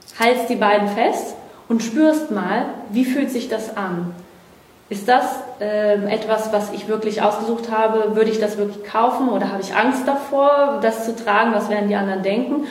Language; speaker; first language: German; non-native, fluent; Portuguese